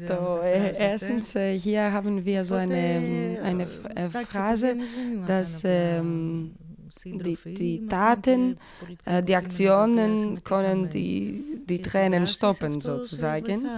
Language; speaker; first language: German; non-native, fluent; Greek